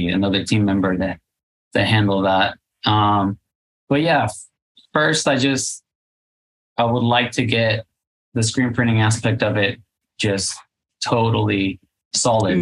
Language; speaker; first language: English; non-native, fluent; Spanish